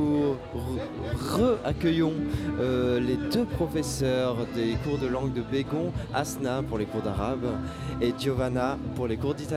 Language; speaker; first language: French; native; French